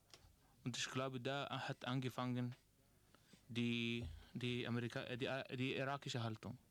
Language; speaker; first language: German; non-native, learner; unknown